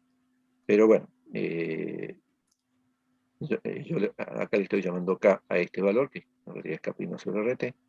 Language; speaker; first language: Spanish; native; Spanish